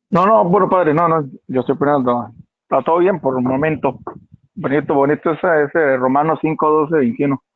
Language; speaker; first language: Spanish; native; Spanish